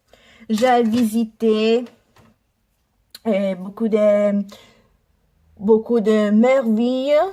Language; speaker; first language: French; non-native, learner; Italian